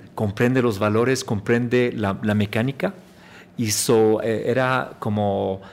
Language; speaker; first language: Spanish; early bilingual, heritage; Spanish